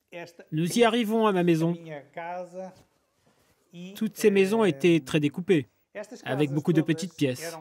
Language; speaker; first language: French; non-native, local second language; Portuguese